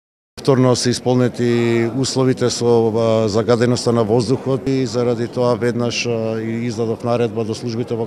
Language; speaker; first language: Macedonian; native; Macedonian